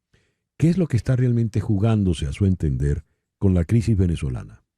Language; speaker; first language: Spanish; native; Spanish